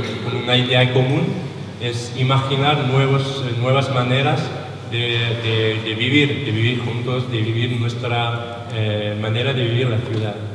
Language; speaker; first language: Spanish; non-native, learner; French